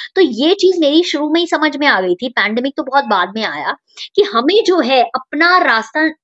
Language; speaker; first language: Hindi; native; Hindi